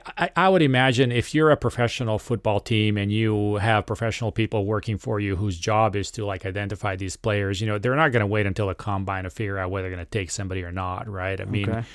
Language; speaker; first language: English; non-native, fluent; Serbian